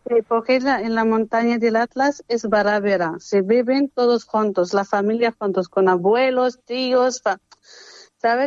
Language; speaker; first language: Spanish; non-native, fluent; Arabic